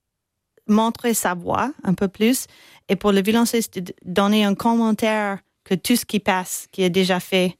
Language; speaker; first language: French; non-native, learner; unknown